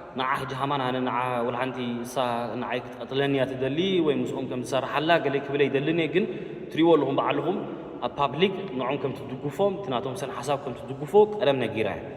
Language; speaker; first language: Tigrinya; early bilingual, heritage; Tigrinya